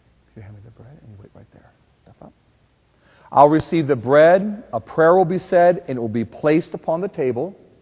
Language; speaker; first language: English; native; English